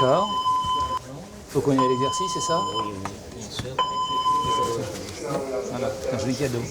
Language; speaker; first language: French; native; French